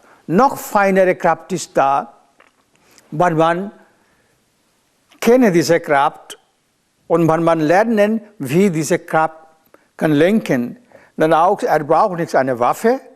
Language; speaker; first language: German; non-native, learner; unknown